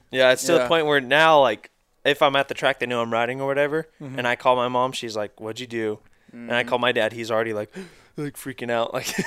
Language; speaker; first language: English; native; English